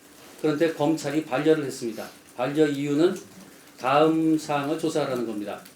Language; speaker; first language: Korean; native; Korean